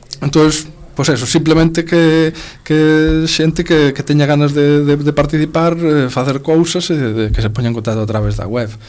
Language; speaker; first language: Galician; non-native, local second language; Spanish